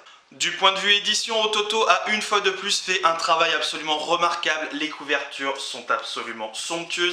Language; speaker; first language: French; native; French